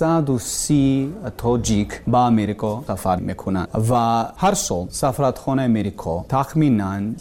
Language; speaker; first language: Persian; non-native, learner; English